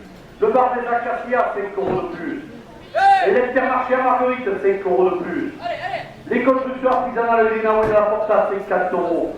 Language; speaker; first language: French; native; French